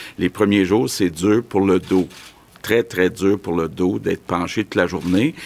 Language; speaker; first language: French; native; French